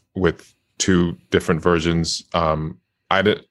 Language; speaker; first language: English; non-native, fluent; Japanese